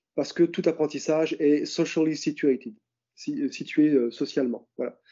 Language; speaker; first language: French; native; French